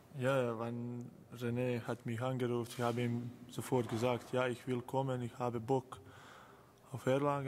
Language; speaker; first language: German; non-native, learner; Croatian